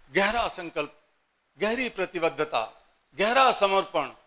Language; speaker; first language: Hindi; native; Hindi